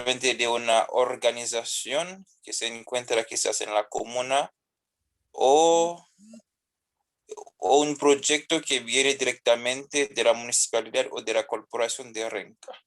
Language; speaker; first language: Spanish; non-native, fluent; Haitian Creole